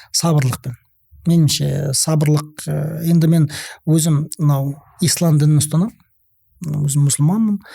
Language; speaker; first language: Kazakh; non-native, local second language; Russian